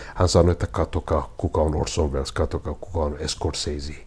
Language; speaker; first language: Finnish; non-native, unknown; Kurdish